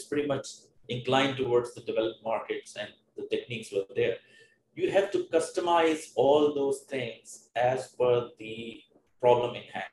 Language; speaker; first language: English; non-native, local second language; Urdu